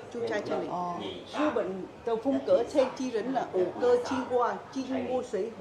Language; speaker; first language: Chinese; early bilingual, heritage; Chinese